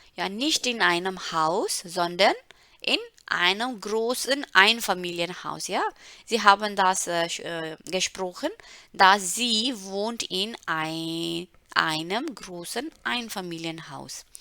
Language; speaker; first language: German; non-native, learner; Hindi